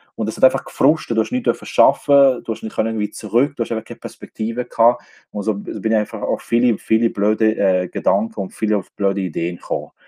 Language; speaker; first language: German; non-native, fluent; Albanian